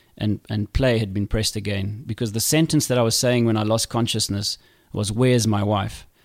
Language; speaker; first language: English; native; English